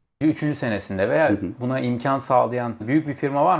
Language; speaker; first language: Turkish; native; Turkish